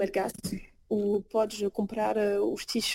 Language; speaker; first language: Portuguese; early bilingual, heritage; French